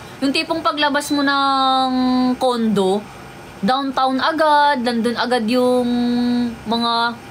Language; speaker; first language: Filipino; non-native, local second language; Waray